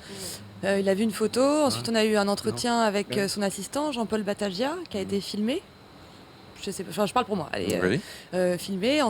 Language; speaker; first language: French; native; French